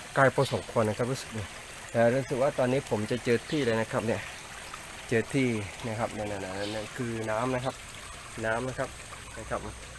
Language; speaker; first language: Thai; non-native, local second language; Pattani Malay